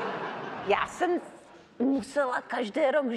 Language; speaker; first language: Czech; early bilingual, heritage; Czech